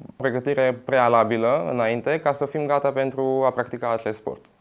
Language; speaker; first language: Romanian; non-native, fluent; Greek